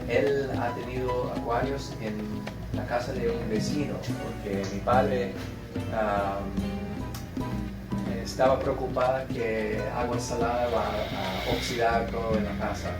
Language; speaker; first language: Spanish; non-native, learner; English